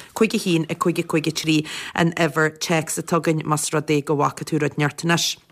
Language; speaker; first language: Irish; native; Irish